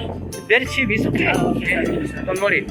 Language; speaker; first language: English; non-native, learner; Korean